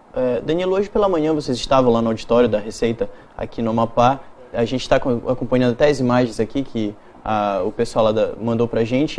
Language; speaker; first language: Portuguese; native; Portuguese